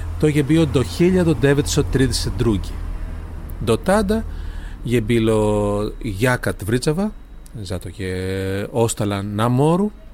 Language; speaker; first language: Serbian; non-native, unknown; Greek